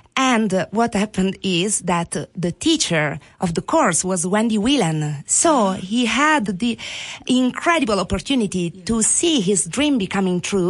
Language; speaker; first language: English; non-native, fluent; Italian